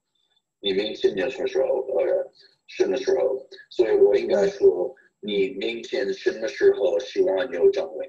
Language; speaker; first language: Chinese; non-native, fluent; English